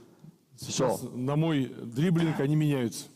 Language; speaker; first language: Russian; native; Russian